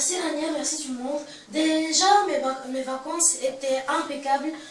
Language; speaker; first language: French; non-native, local second language; Arabic